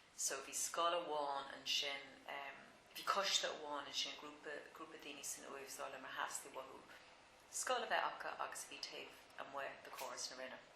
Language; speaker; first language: Irish; non-native, local second language; English